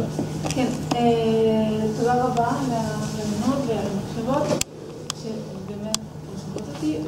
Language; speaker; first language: Hebrew; non-native, fluent; Spanish